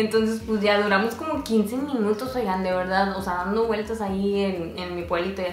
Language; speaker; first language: Spanish; native; Spanish